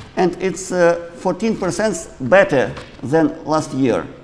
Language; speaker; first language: English; non-native, fluent; Ukrainian